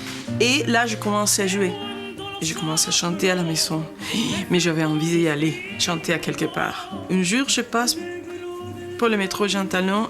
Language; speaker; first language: French; non-native, fluent; Spanish